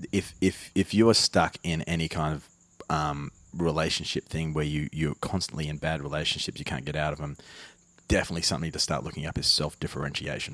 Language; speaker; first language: English; native; English